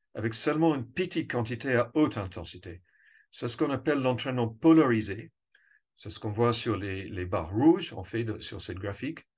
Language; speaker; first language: French; non-native, fluent; English